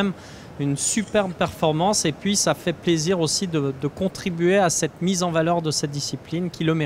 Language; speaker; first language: French; native; French